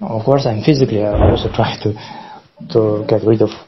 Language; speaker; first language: English; non-native, learner; Russian